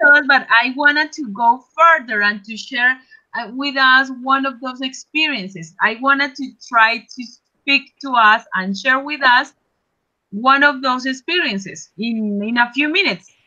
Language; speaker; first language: English; non-native, fluent; Spanish